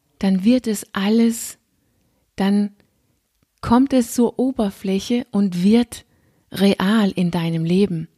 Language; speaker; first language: German; non-native, fluent; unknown